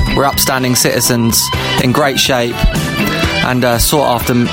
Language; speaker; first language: English; native; English